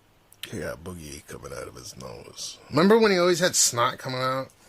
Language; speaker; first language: English; native; English